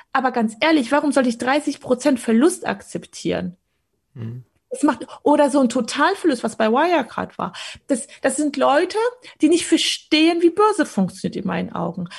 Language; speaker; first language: German; early bilingual, other home language; Polish